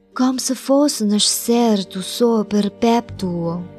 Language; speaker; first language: Portuguese; non-native, learner; Chinese